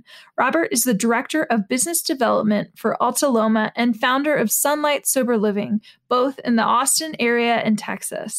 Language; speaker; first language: English; native; English